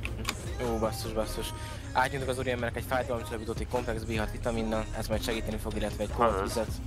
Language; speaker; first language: Hungarian; native; Hungarian